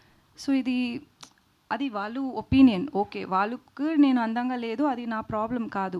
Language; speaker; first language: Telugu; non-native, fluent; Tamil